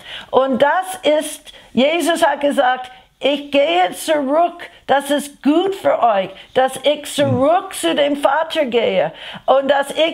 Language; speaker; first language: German; non-native, fluent; English